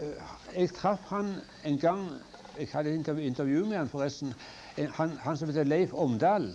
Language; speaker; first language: Norwegian; native; Norwegian